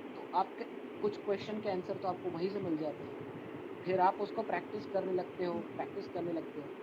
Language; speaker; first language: Hindi; native; Hindi